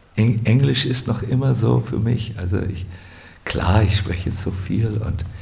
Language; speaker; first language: German; native; German